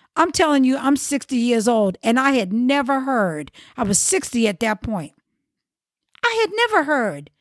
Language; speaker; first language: English; native; English